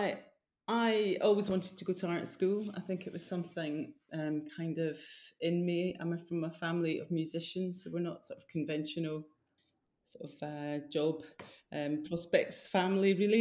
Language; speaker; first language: English; native; English